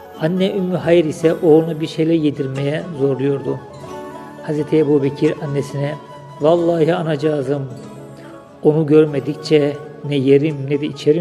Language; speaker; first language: Turkish; native; Turkish